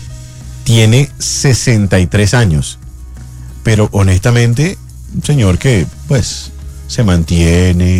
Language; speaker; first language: Spanish; native; Spanish